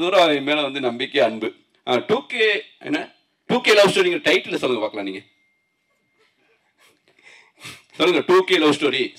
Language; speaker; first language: Tamil; native; Tamil